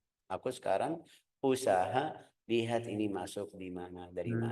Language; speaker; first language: Indonesian; non-native, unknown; Arabic